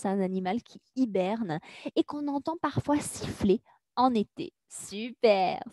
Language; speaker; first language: French; native; French